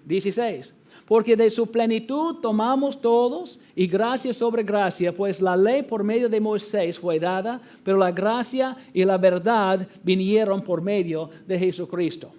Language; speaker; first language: Spanish; non-native, fluent; English